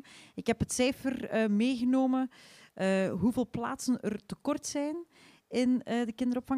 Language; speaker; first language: Dutch; native; Dutch